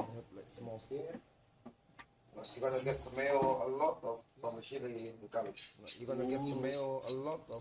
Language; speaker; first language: English; non-native, learner; Thai